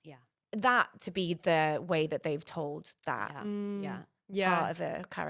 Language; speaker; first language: English; native; English